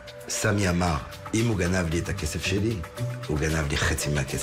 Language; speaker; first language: Hebrew; non-native, fluent; French